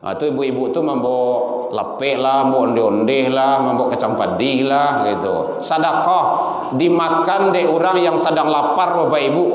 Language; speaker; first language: Malay; non-native, local second language; Minangkabau